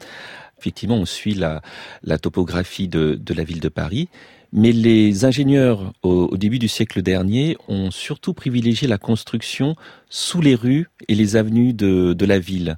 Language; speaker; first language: French; native; French